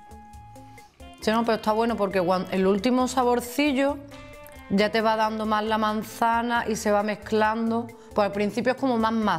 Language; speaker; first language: Spanish; native; Spanish